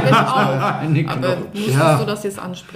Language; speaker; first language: German; early bilingual, other home language; Russian